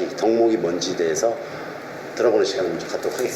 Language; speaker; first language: Korean; native; Korean